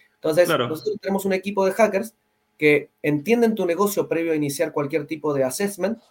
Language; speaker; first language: Spanish; native; Spanish